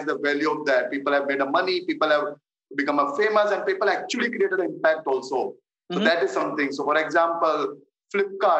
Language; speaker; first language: English; non-native, local second language; Hindi